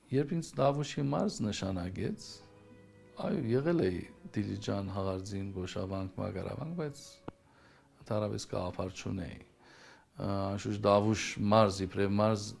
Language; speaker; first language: Armenian; early bilingual, heritage; Armenian